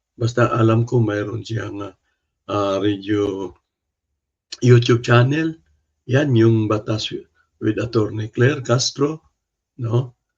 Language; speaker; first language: Filipino; non-native, local second language; Cebuano